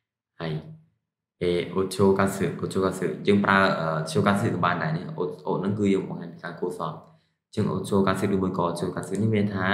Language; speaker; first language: Japanese; non-native, fluent; Khmer